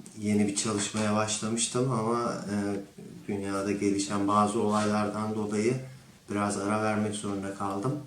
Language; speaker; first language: Turkish; native; Turkish